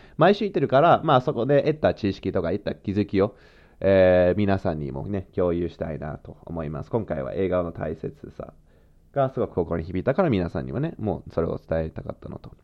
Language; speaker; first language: Japanese; non-native, fluent; English